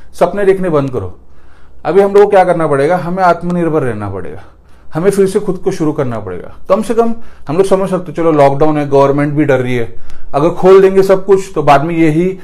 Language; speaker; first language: Hindi; non-native, local second language; Marathi